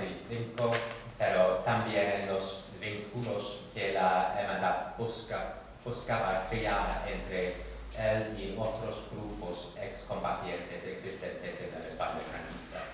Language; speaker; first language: Spanish; non-native, fluent; English